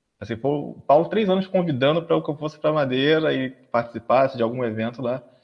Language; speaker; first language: Portuguese; native; Portuguese